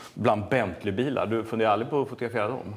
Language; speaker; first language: Swedish; native; Swedish